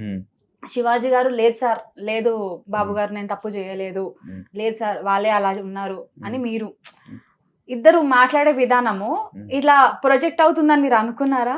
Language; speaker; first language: Telugu; native; Telugu